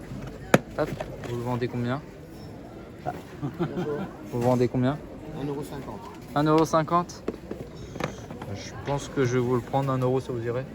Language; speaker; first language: French; native; French